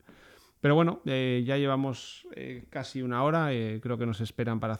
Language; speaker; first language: Spanish; native; Spanish